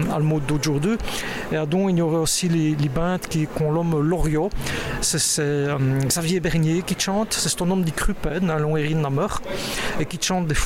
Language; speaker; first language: French; native; French